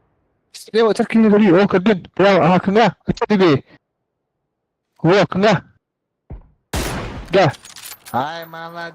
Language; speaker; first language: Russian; non-native, local second language; Yakut